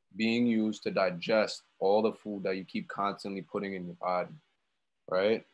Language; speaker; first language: English; native; English